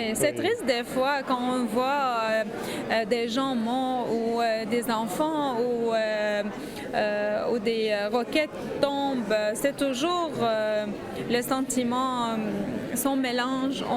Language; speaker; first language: French; non-native, learner; Arabic